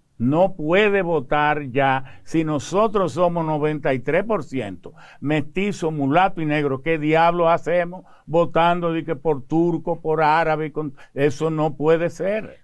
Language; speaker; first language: Spanish; early bilingual, other home language; French